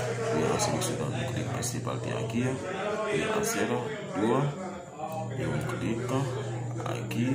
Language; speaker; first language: Spanish; non-native, learner; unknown